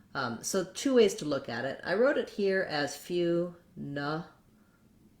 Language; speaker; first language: English; native; English